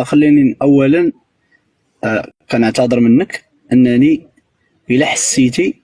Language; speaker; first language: Arabic; native; Arabic